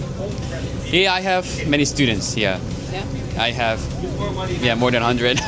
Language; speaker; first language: English; non-native, learner; Korean